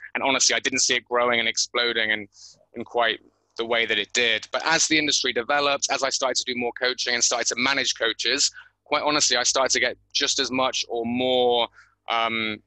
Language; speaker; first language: English; native; English